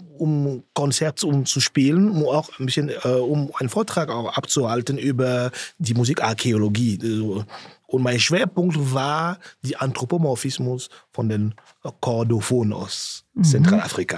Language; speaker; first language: German; non-native, fluent; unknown